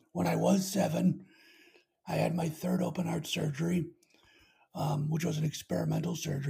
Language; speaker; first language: English; native; English